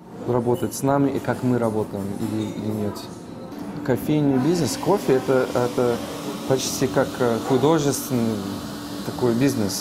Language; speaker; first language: Russian; non-native, fluent; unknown